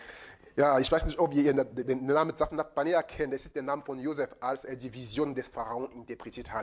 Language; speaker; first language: German; non-native, fluent; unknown